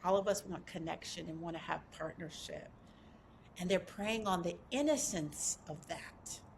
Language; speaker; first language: English; native; English